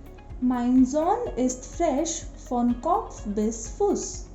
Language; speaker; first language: German; non-native, fluent; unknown